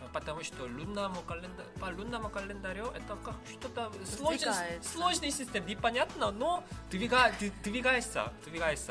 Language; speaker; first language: Russian; non-native, learner; Korean